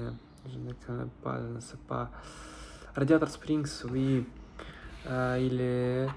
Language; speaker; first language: French; non-native, learner; Russian